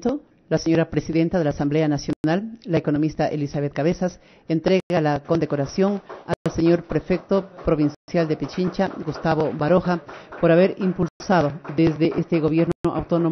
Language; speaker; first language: Spanish; native; Spanish